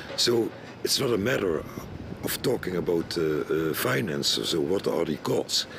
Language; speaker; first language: English; non-native, fluent; Dutch